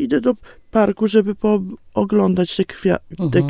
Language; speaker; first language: Polish; native; Polish